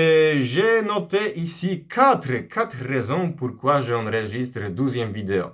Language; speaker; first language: French; non-native, fluent; Polish